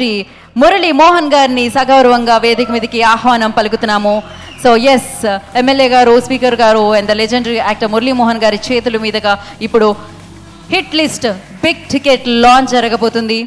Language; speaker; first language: Telugu; native; Telugu